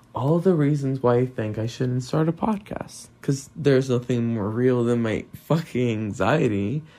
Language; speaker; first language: English; non-native, fluent; Portuguese